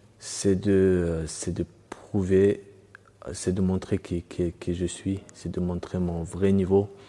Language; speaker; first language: French; early bilingual, other home language; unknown